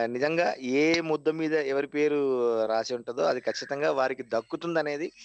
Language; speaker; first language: Telugu; native; Telugu